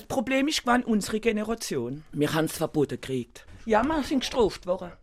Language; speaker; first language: German; non-native, local second language; Swiss German